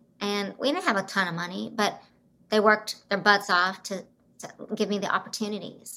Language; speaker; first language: English; native; English